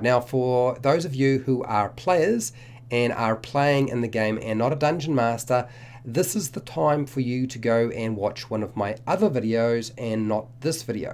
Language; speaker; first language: English; native; English